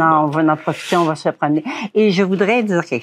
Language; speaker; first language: French; native; French